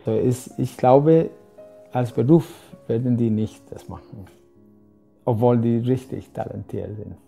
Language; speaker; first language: German; non-native, fluent; Spanish